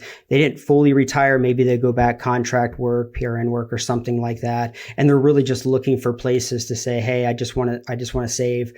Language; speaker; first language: English; native; English